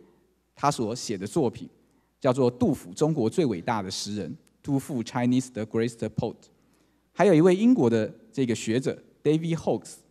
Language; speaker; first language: Chinese; native; Chinese